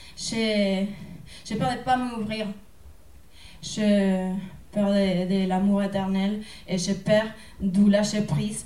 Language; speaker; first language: French; non-native, fluent; Spanish